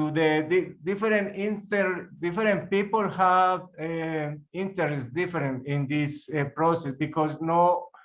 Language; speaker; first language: English; non-native, learner; Spanish